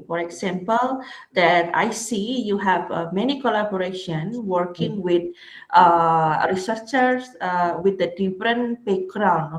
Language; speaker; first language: English; non-native, learner; Indonesian